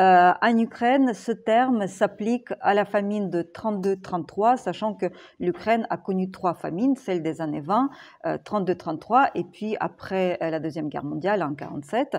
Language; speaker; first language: French; non-native, fluent; Ukrainian